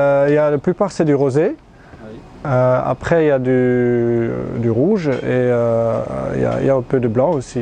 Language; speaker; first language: French; non-native, fluent; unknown